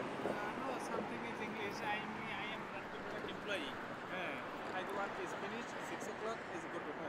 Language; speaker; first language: English; non-native, learner; Spanish